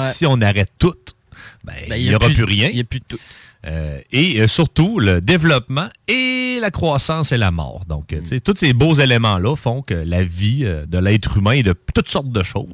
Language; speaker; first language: French; native; French